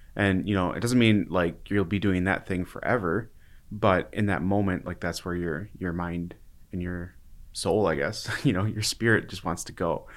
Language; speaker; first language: English; native; English